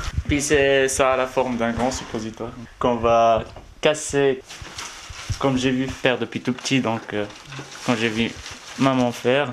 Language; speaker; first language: French; non-native, local second language; Arabic